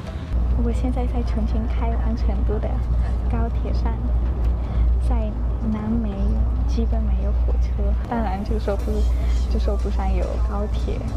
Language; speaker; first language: Chinese; non-native, fluent; Spanish